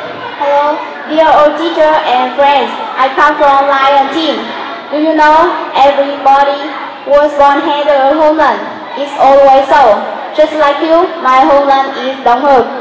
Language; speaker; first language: English; non-native, learner; Vietnamese